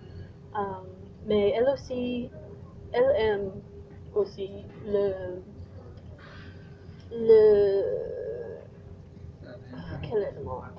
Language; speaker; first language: French; non-native, learner; English